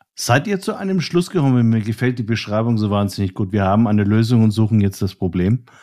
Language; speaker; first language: German; native; German